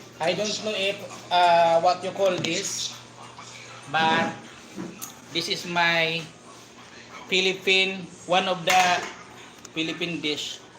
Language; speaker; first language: English; non-native, local second language; Filipino